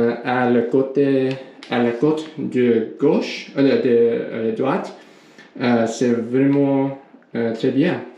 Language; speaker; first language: French; non-native, learner; English